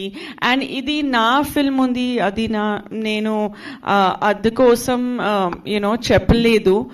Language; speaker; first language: Telugu; non-native, fluent; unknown